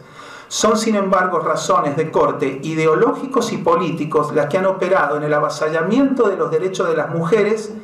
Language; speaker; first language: Spanish; native; Spanish